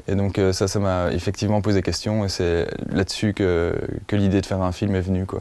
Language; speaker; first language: French; native; French